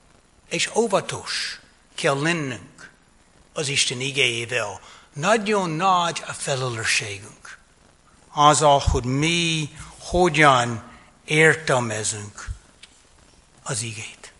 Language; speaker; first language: Hungarian; non-native, fluent; English